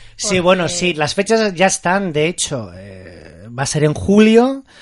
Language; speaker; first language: Spanish; native; Spanish